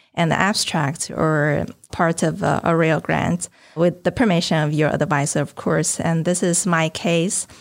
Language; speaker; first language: English; non-native, fluent; Chinese